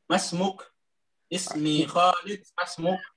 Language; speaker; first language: Arabic; non-native, fluent; Indonesian